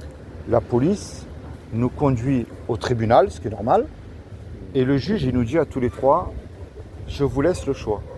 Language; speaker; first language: French; native; French